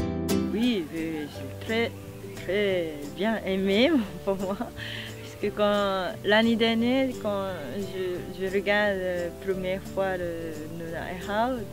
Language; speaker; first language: French; non-native, learner; Japanese